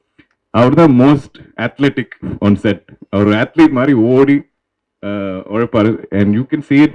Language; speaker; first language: Tamil; non-native, local second language; Malayalam